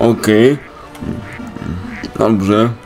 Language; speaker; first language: Polish; native; Polish